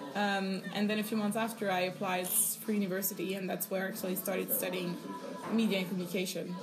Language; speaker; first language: English; non-native, fluent; French